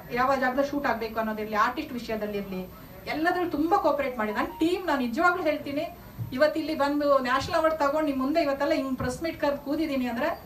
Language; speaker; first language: Kannada; non-native, local second language; Kodava